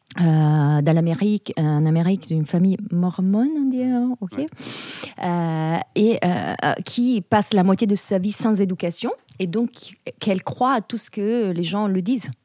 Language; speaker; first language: French; non-native, fluent; Italian